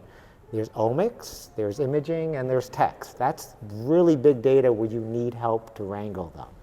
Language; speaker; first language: English; native; English